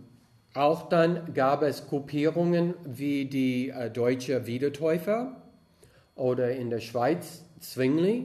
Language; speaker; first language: German; non-native, fluent; English